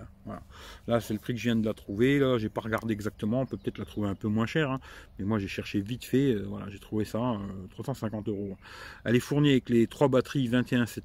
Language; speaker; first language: French; native; French